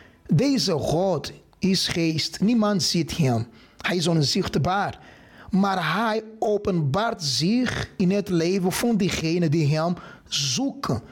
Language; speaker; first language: Dutch; non-native, fluent; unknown